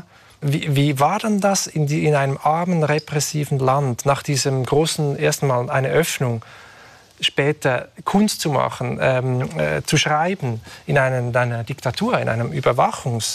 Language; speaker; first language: German; native; German